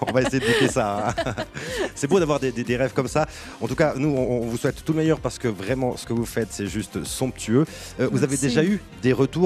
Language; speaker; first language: French; native; French